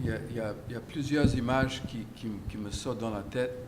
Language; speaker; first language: French; early bilingual, heritage; French